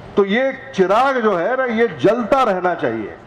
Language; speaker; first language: Hindi; non-native, local second language; Marathi